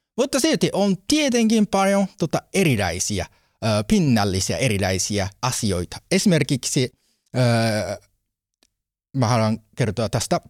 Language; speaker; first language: Finnish; non-native, learner; Japanese